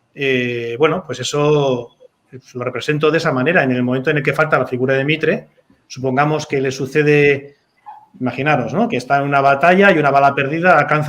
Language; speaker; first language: Spanish; native; Spanish